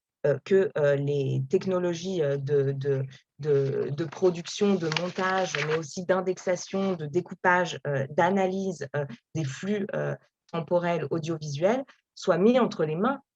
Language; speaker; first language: French; native; French